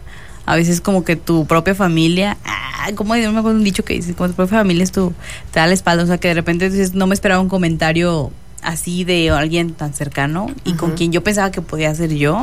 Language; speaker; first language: Spanish; native; Spanish